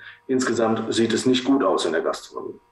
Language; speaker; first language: German; native; German